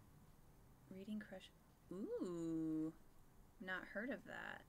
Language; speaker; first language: English; native; English